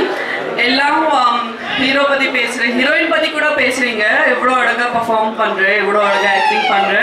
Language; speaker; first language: Tamil; non-native, learner; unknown